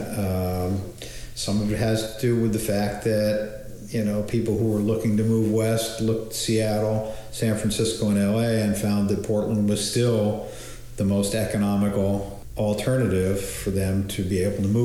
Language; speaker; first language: English; native; English